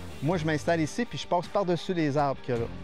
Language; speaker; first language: French; native; French